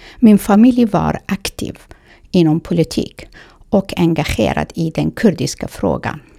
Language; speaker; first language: Swedish; non-native, fluent; Kurdish